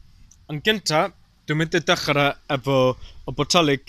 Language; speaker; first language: Welsh; non-native, learner; English